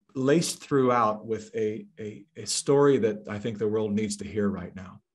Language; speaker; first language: English; native; English